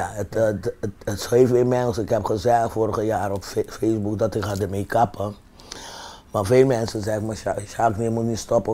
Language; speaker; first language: Dutch; non-native, fluent; Papiamento